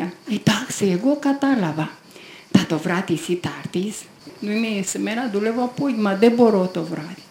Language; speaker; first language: Greek; non-native, learner; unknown